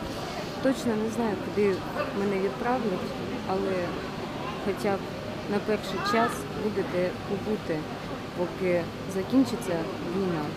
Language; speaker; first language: Ukrainian; non-native, local second language; Russian